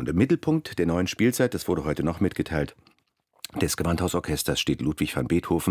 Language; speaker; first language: German; native; German